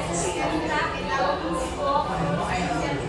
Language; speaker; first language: German; non-native, fluent; Indonesian